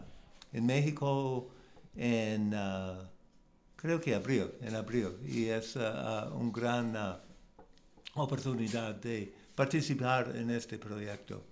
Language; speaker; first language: Spanish; non-native, learner; English